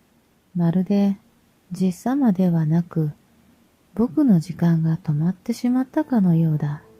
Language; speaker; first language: Japanese; native; Japanese